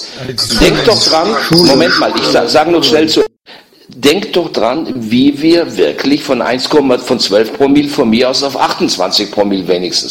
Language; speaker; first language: German; native; German